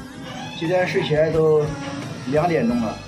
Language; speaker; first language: Chinese; native; Chinese